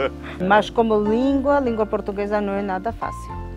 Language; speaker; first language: Portuguese; non-native, fluent; Georgian